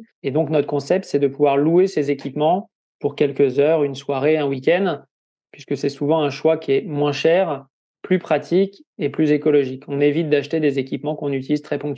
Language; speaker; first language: French; native; French